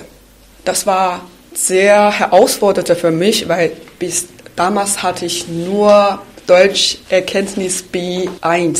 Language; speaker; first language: German; non-native, fluent; Chinese